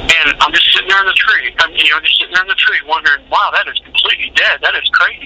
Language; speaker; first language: English; native; English